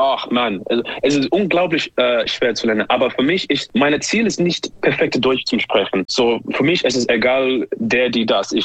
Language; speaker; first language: German; non-native, learner; English